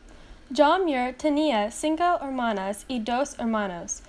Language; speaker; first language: Spanish; non-native, learner; English